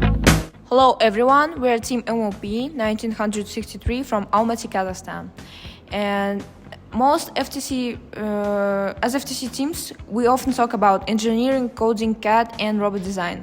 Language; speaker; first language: English; non-native, fluent; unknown